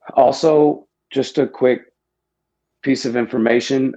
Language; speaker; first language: English; native; English